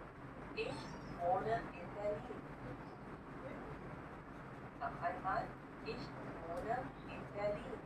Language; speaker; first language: German; non-native, fluent; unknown